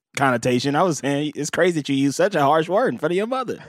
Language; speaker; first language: English; native; English